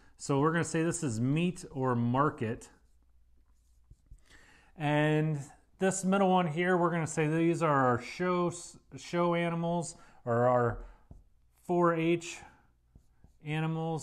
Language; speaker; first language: English; native; English